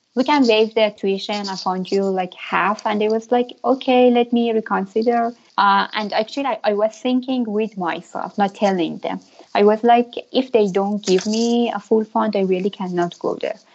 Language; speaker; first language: English; non-native, fluent; Persian